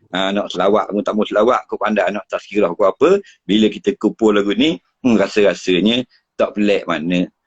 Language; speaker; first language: Malay; native; Malay